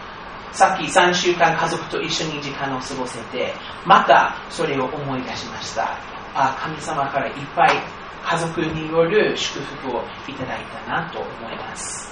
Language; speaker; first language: Japanese; non-native, fluent; English